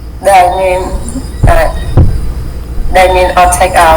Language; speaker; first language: English; non-native, learner; Vietnamese